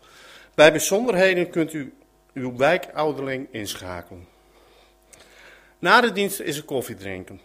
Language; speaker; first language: Dutch; native; Dutch